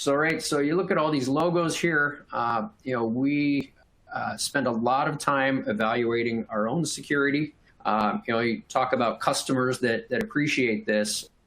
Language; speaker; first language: English; native; English